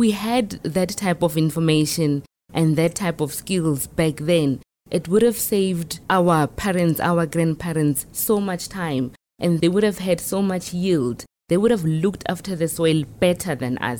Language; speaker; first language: English; non-native, local second language; Tswana